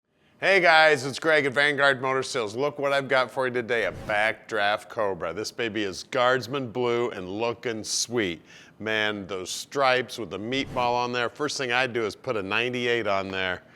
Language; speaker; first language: English; native; English